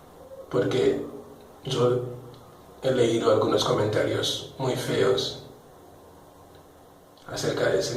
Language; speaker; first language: Spanish; non-native, local second language; Haitian Creole